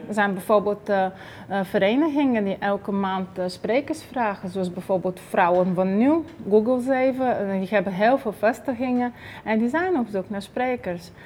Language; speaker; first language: Dutch; non-native, fluent; Bulgarian